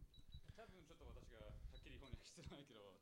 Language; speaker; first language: Japanese; non-native, learner; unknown